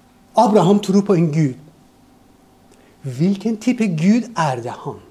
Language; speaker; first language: Norwegian; non-native, fluent; Persian